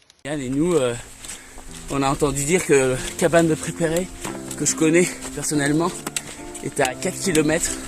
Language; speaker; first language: French; native; French